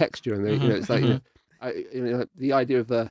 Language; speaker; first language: English; native; English